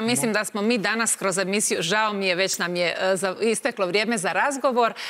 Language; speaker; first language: Croatian; native; Croatian